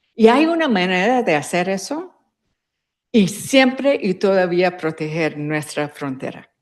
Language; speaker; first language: Spanish; early bilingual, heritage; Spanish